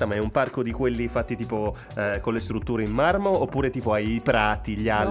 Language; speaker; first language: Italian; native; Italian